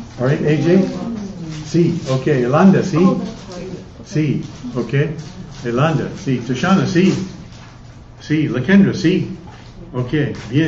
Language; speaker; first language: Spanish; non-native, fluent; English